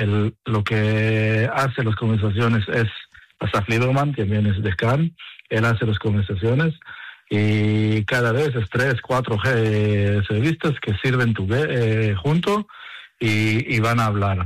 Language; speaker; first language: Spanish; non-native, learner; Hebrew